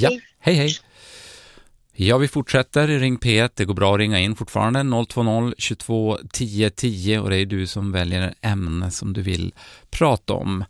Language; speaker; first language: Swedish; native; Swedish